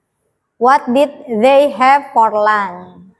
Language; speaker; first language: English; non-native, learner; Indonesian